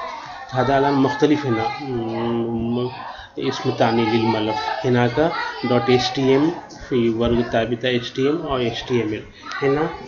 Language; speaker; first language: Arabic; non-native, learner; Urdu